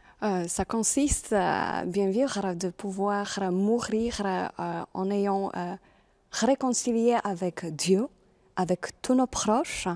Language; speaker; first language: French; non-native, fluent; Polish